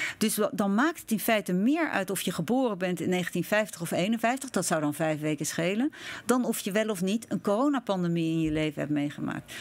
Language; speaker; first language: Dutch; native; Dutch